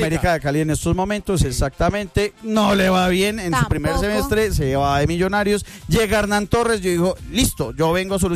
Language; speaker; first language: Spanish; native; Spanish